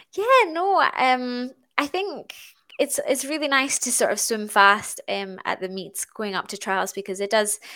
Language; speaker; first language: English; native; English